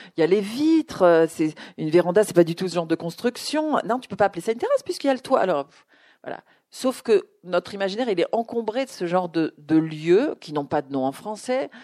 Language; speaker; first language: French; native; French